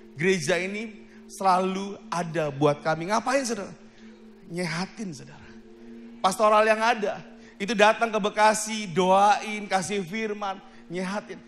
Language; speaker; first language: Indonesian; native; Indonesian